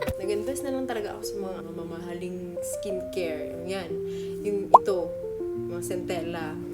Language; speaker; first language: Filipino; non-native, local second language; Hiligaynon